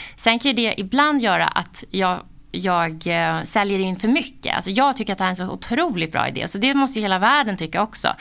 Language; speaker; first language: Swedish; native; Swedish